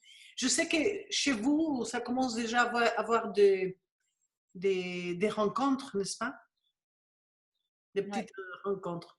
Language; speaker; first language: French; non-native, fluent; Spanish